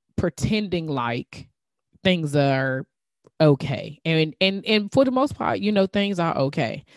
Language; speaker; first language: English; native; English